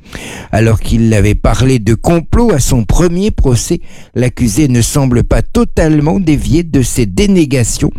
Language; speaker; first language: French; native; French